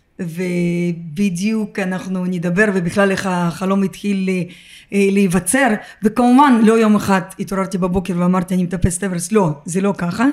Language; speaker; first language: Hebrew; early bilingual, other home language; Russian